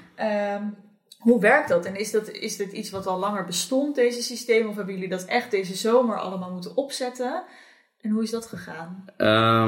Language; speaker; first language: Dutch; native; Dutch